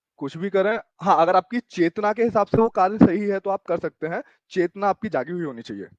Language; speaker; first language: Hindi; native; Hindi